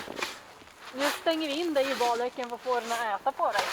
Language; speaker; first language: Swedish; non-native, learner; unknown